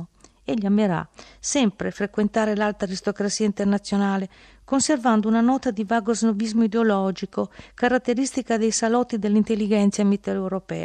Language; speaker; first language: Italian; native; Italian